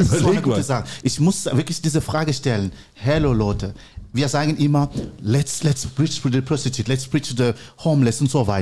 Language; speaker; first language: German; non-native, learner; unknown